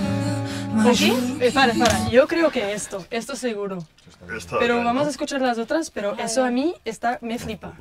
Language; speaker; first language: Spanish; non-native, fluent; Portuguese